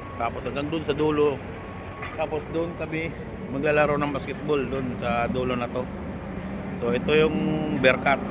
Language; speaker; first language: Filipino; non-native, local second language; Cebuano